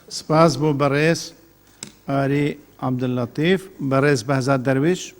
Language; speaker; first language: Central Kurdish; non-native, local second language; Kurdish